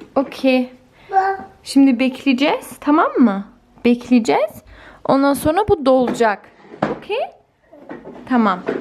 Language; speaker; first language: Turkish; early bilingual, heritage; Turkish